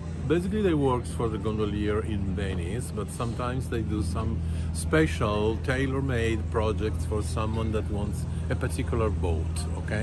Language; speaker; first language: English; non-native, fluent; Italian